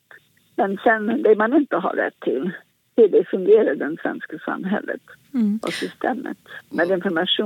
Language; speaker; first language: Swedish; non-native, fluent; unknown